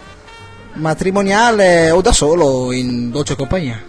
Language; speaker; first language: Italian; native; Italian